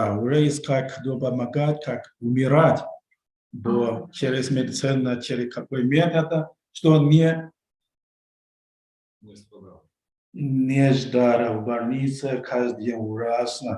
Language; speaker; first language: Russian; non-native, learner; Chinese